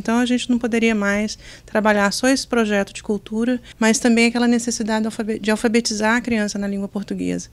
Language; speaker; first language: Portuguese; native; Portuguese